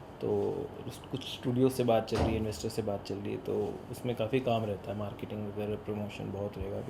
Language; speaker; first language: Hindi; non-native, local second language; Bhojpuri